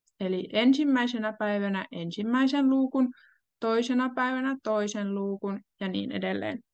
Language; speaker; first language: Finnish; native; Finnish